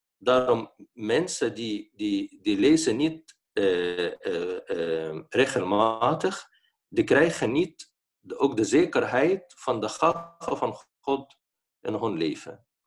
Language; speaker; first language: Dutch; non-native, fluent; Arabic